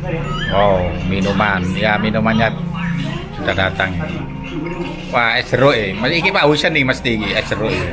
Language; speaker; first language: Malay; non-native, local second language; Javanese